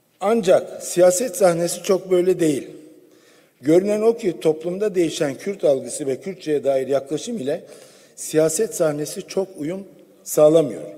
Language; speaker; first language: Turkish; native; Turkish